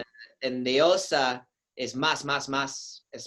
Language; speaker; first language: Spanish; non-native, learner; English